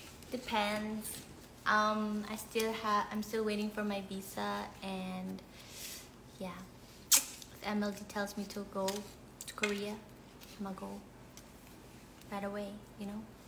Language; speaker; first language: English; non-native, local second language; Filipino